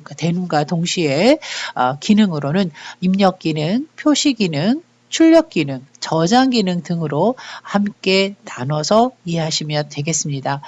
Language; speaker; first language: Korean; native; Korean